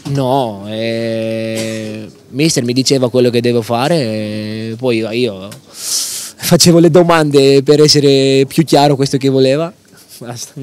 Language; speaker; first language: Italian; non-native, fluent; Greek